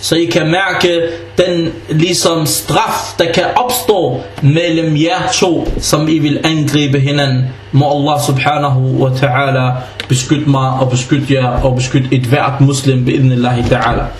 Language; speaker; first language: Danish; early bilingual, other home language; Arabic